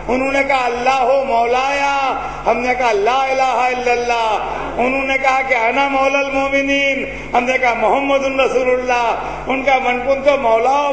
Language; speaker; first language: Urdu; native; Urdu